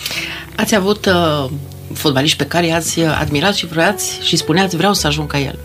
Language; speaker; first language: Romanian; native; Romanian